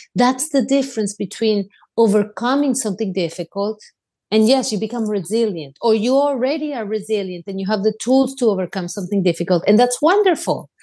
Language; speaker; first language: English; non-native, fluent; Spanish